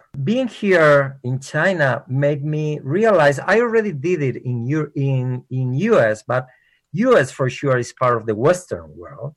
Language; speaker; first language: English; non-native, fluent; Spanish